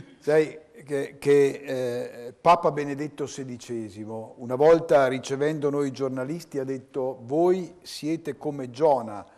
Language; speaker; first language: Italian; native; Italian